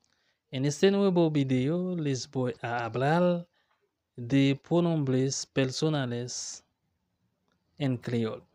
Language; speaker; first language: Spanish; non-native, learner; Haitian Creole